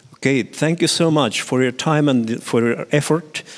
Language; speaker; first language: English; non-native, fluent; Estonian